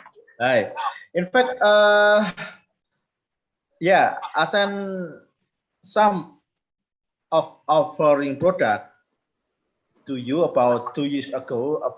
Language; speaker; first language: English; non-native, learner; Indonesian